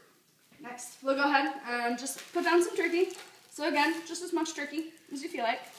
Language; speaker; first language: English; native; English